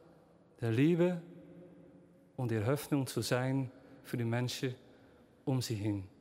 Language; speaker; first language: German; non-native, learner; Dutch